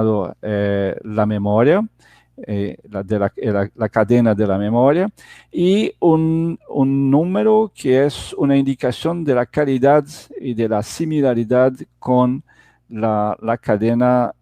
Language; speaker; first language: Spanish; non-native, fluent; Portuguese